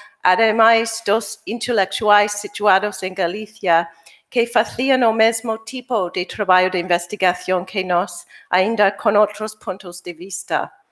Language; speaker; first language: Galician; non-native, fluent; English